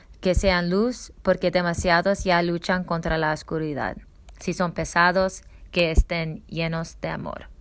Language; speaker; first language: Spanish; non-native, learner; English